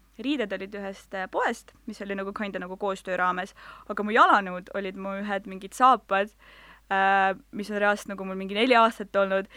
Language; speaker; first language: Estonian; non-native, local second language; Russian